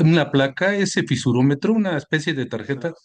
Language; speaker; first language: Spanish; native; Spanish